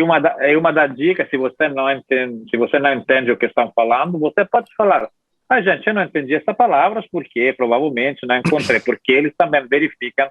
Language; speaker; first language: Portuguese; non-native, fluent; Italian